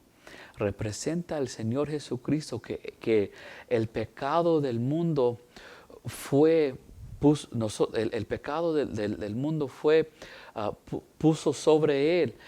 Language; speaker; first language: Spanish; early bilingual, heritage; English